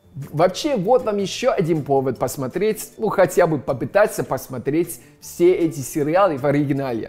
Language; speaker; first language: Russian; non-native, fluent; English